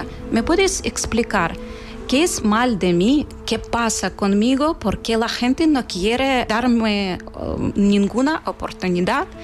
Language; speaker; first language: Spanish; non-native, fluent; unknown